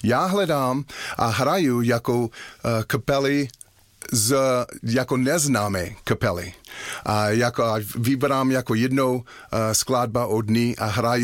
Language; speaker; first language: Czech; non-native, learner; English